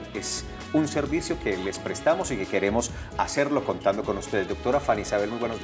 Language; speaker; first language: Spanish; native; Spanish